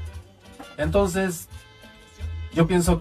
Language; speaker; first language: Spanish; native; Spanish